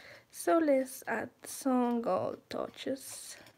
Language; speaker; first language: English; non-native, fluent; Spanish